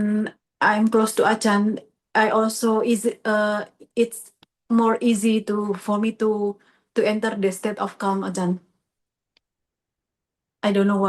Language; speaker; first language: English; non-native, learner; Indonesian